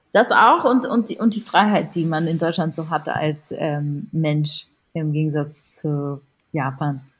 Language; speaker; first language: German; early bilingual, other home language; Japanese